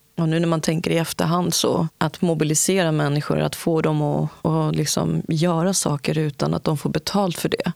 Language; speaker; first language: Swedish; early bilingual, other home language; Kurdish